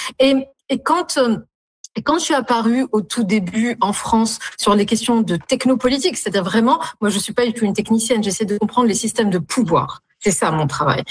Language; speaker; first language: French; non-native, local second language; Arabic